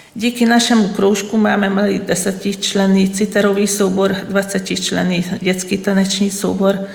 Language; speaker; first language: Czech; non-native, fluent; Hungarian